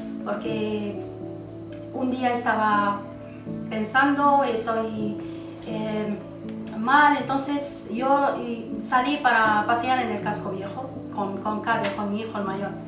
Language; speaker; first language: Spanish; non-native, local second language; Arabic